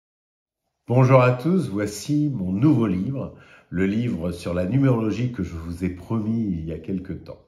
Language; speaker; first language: French; native; French